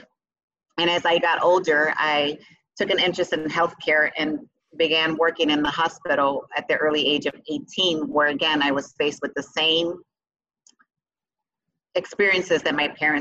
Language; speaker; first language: English; early bilingual, other home language; Spanish